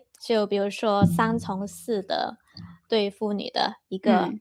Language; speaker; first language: Chinese; native; Chinese